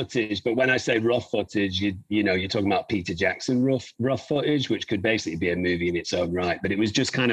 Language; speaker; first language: English; native; English